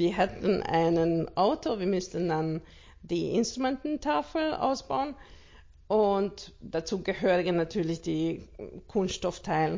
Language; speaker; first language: German; non-native, learner; Hungarian